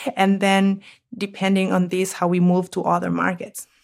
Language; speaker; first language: English; non-native, fluent; Spanish